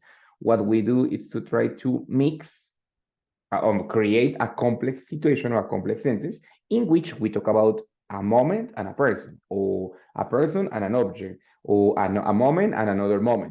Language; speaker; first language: English; non-native, fluent; Spanish